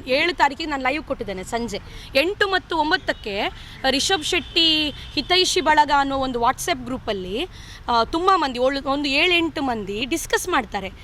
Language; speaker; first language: Kannada; non-native, local second language; Tulu